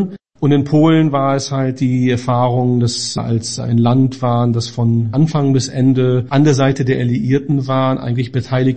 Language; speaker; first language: German; native; German